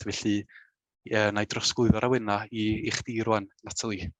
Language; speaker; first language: Welsh; native; Welsh